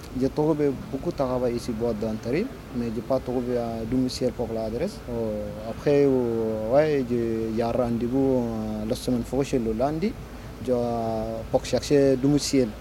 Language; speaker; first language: French; non-native, learner; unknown